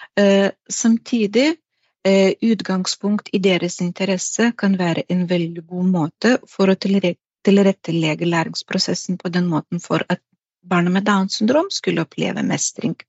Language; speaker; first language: Norwegian; non-native, fluent; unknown